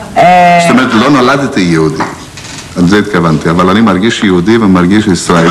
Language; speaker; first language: Hebrew; non-native, fluent; Greek